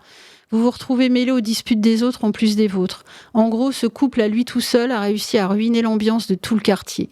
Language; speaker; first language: French; native; French